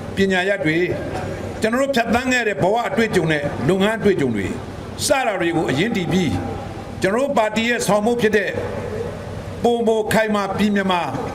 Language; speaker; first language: Burmese; native; Burmese